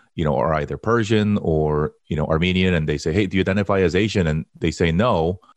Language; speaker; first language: English; early bilingual, other home language; Korean